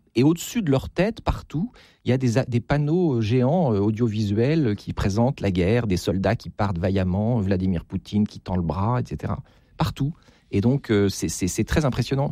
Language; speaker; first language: French; native; French